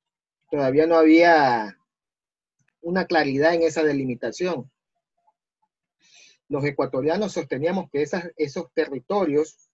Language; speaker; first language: Spanish; native; Spanish